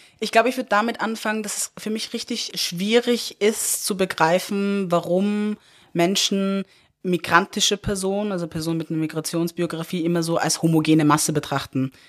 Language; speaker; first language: German; early bilingual, other home language; Persian